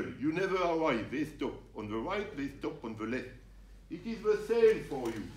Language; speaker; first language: English; non-native, learner; French